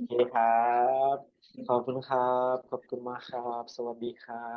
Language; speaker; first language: Thai; non-native, learner; Indonesian